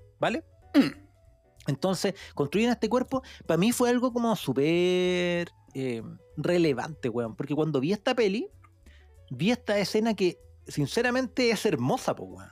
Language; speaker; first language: Spanish; native; Spanish